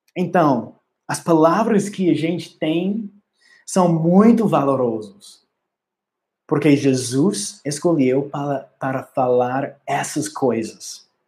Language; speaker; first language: Portuguese; non-native, learner; English